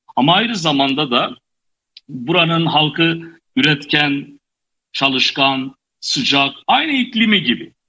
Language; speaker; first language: Turkish; native; Turkish